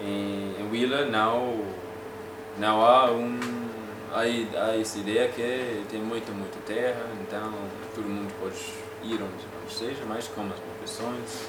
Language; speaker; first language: Portuguese; non-native, fluent; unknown